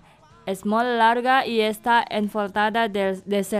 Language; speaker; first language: Catalan; non-native, learner; Indonesian